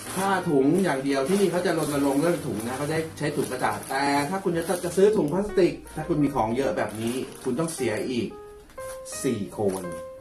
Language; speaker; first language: Thai; native; Thai